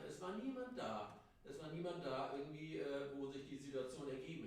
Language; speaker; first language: German; native; German